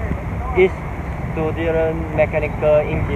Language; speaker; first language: German; non-native, learner; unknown